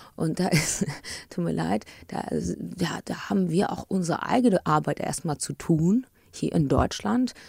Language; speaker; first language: German; early bilingual, other home language; English